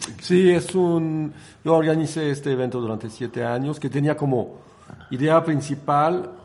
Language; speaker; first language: Spanish; non-native, fluent; French